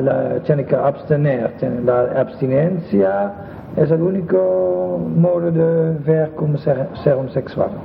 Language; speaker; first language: Spanish; non-native, fluent; Dutch